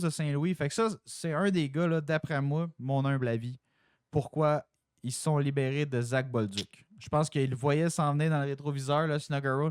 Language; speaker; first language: French; native; French